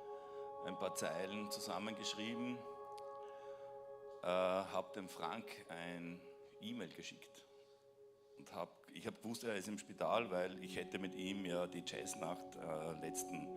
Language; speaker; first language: German; native; German